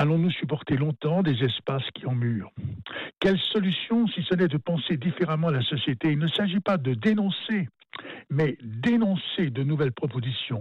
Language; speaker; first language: French; native; French